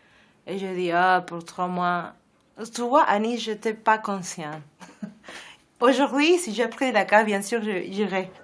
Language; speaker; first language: French; non-native, learner; Spanish